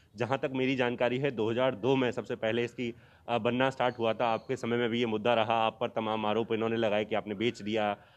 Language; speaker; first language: Hindi; native; Hindi